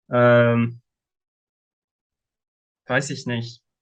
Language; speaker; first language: German; non-native, fluent; Arabic